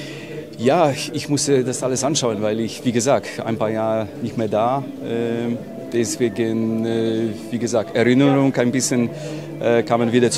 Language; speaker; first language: German; non-native, fluent; Polish